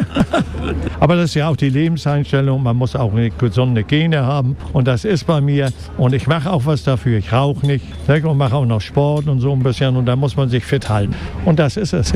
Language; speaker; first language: German; native; German